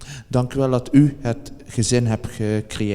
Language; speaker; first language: Dutch; native; Dutch